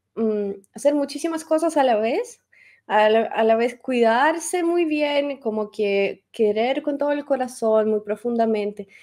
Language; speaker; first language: Spanish; non-native, fluent; Russian